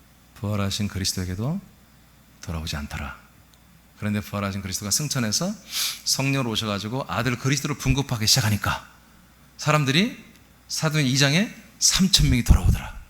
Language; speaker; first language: Korean; native; Korean